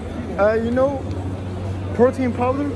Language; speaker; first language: English; non-native, learner; Turkish